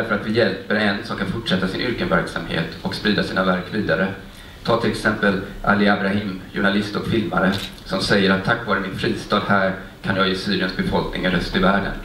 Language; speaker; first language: Swedish; native; Swedish